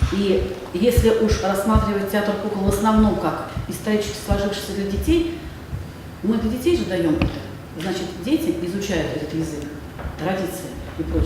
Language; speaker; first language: Russian; native; Russian